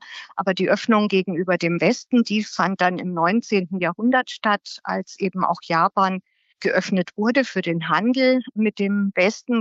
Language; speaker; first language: German; native; German